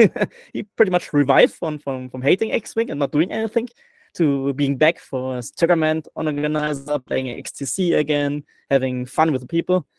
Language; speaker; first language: English; non-native, fluent; German